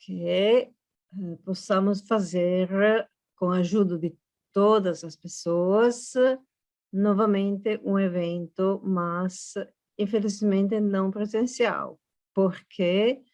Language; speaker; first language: Portuguese; non-native, fluent; Italian